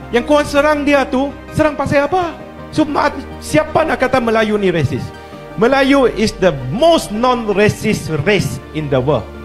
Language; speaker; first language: Malay; non-native, local second language; Chinese